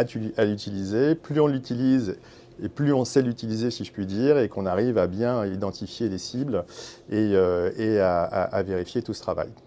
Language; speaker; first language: French; native; French